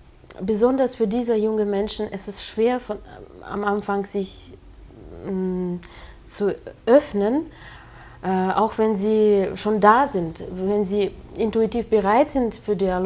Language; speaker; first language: German; non-native, fluent; Russian